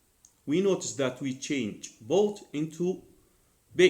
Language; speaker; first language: English; non-native, fluent; Arabic